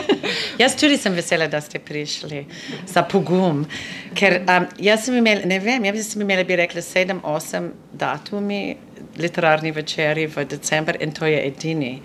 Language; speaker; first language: Slovenian; non-native, fluent; English